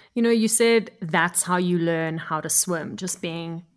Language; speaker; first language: English; native; English